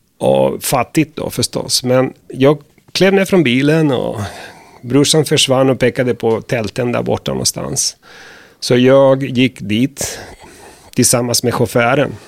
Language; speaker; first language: Swedish; non-native, fluent; Spanish